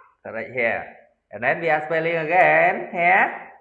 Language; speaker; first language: English; non-native, learner; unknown